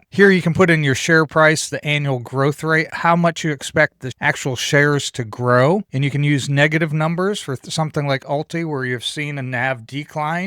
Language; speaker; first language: English; native; English